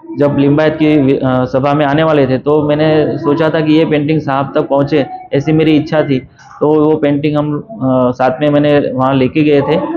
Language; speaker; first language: Hindi; non-native, local second language; Marathi